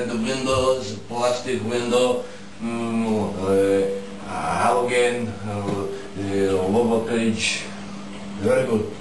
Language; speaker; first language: English; non-native, learner; Polish